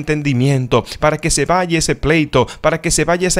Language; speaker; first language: Spanish; native; Spanish